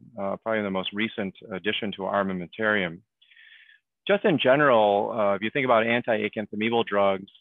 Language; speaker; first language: English; native; English